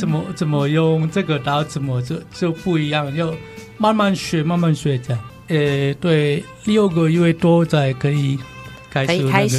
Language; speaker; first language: Chinese; non-native, learner; Balinese